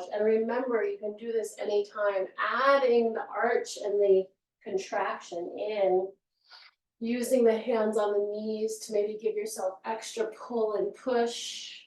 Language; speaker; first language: English; native; English